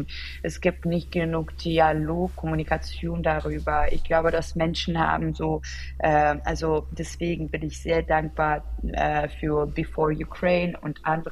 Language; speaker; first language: German; non-native, fluent; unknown